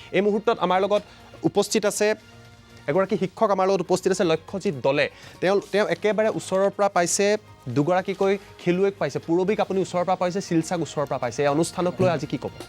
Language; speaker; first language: Assamese; native; Assamese